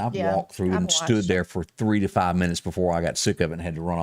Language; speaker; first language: English; native; English